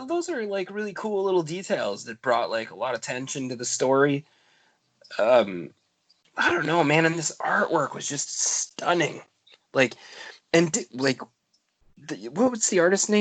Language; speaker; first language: English; native; English